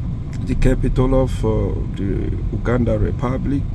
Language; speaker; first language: English; non-native, learner; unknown